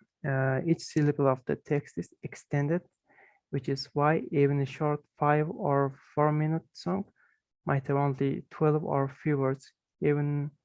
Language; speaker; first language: English; non-native, fluent; Mongolian